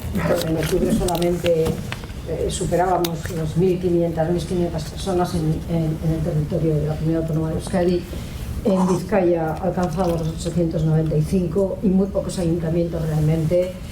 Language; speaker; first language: Spanish; native; Spanish